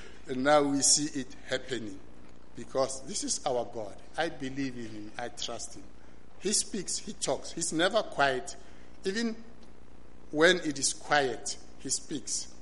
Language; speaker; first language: English; non-native, local second language; Tswana